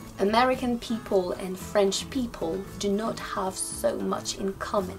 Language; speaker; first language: English; non-native, fluent; French